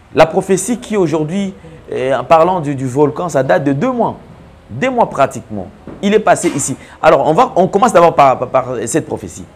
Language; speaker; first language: French; non-native, local second language; Lingala